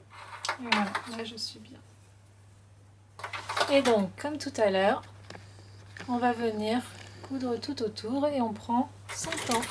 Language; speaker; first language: French; native; French